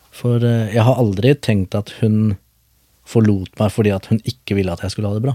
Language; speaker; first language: Norwegian; early bilingual, other home language; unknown